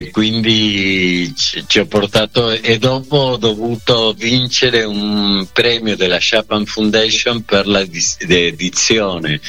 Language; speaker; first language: Italian; non-native, fluent; Spanish